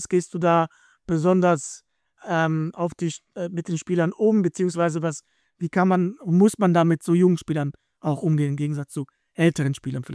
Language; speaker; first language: German; native; German